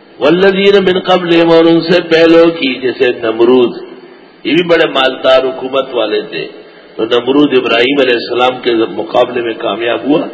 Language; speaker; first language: Urdu; non-native, local second language; Pashto